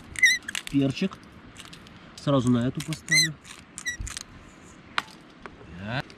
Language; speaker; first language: Russian; native; Russian